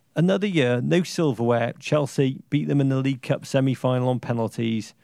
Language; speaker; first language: English; native; English